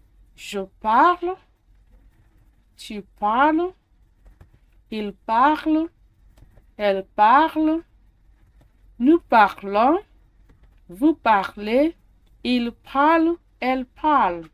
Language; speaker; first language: French; non-native, fluent; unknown